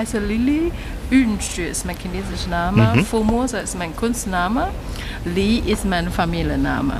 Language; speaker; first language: German; non-native, learner; Chinese